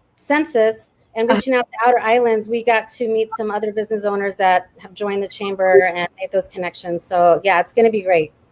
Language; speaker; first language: English; native; English